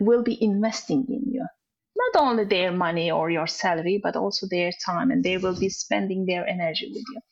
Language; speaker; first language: English; non-native, fluent; Turkish